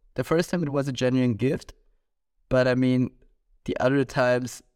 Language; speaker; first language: English; non-native, fluent; German